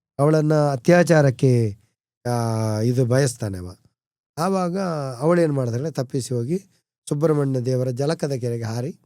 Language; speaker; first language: Kannada; non-native, local second language; Tulu